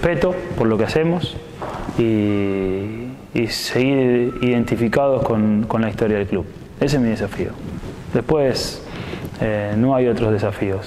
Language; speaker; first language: Spanish; native; Spanish